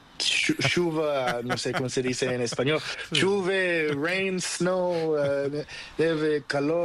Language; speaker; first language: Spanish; non-native, learner; Portuguese